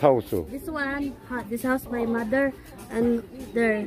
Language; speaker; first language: English; non-native, learner; Cebuano